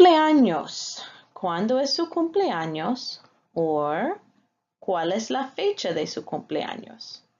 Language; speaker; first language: Spanish; non-native, fluent; English